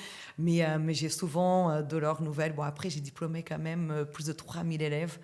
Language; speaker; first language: French; native; French